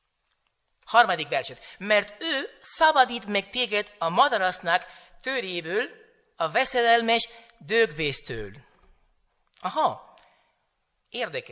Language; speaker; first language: Hungarian; non-native, learner; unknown